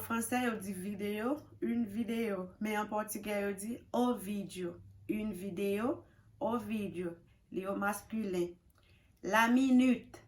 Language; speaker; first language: French; non-native, local second language; Haitian Creole